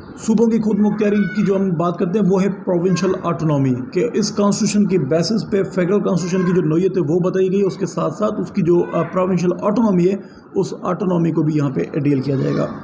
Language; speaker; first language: Urdu; non-native, local second language; Sindhi